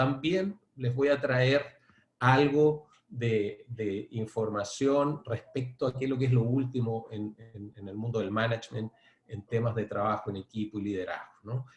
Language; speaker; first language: Spanish; native; Spanish